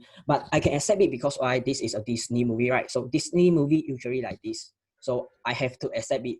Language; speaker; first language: English; non-native, learner; Chinese